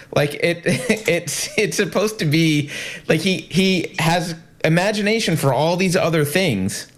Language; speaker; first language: English; native; English